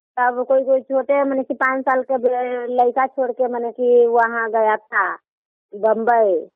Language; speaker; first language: Hindi; native; Hindi